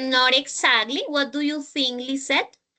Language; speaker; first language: English; non-native, learner; Spanish